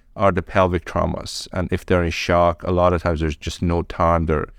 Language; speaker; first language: English; early bilingual, other home language; Persian